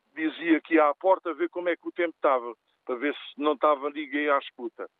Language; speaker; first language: Portuguese; native; Portuguese